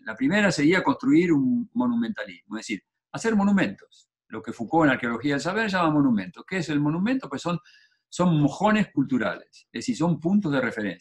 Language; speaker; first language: Spanish; native; Spanish